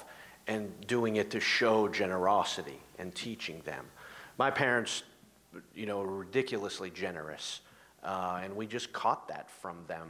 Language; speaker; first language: English; native; English